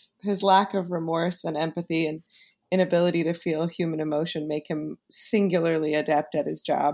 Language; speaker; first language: English; native; English